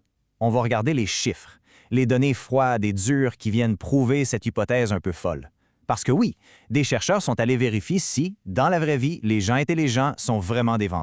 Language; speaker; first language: French; native; French